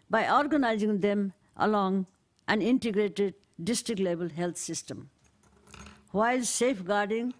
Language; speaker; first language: English; non-native, local second language; Nepali